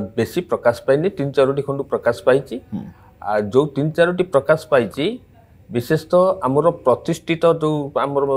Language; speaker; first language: Odia; native; Odia